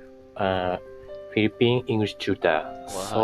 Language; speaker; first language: English; non-native, learner; Japanese